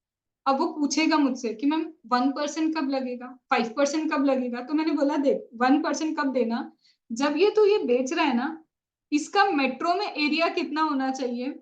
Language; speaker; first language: Hindi; native; Hindi